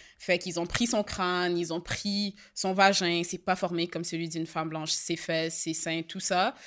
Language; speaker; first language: French; native; French